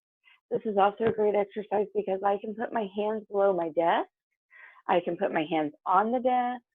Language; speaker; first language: English; native; English